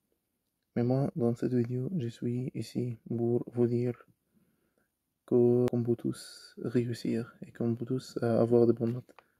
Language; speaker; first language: French; non-native, fluent; Arabic